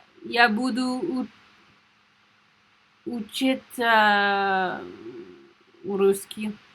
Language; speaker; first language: Russian; non-native, learner; English